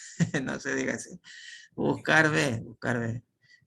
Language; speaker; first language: Spanish; native; Spanish